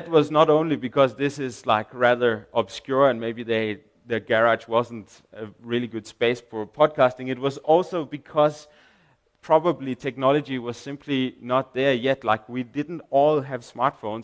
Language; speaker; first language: English; non-native, fluent; Danish